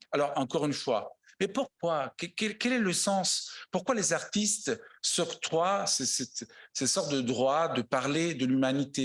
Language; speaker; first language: French; non-native, fluent; Italian